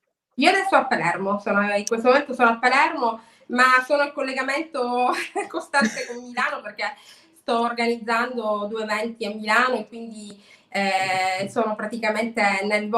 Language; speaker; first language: Italian; native; Italian